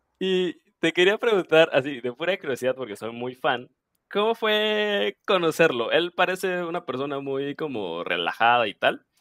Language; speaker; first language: Spanish; native; Spanish